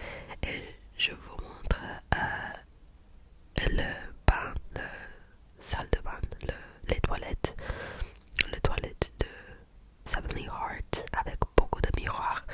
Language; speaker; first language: French; non-native, learner; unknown